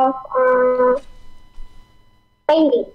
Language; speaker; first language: English; non-native, learner; Indonesian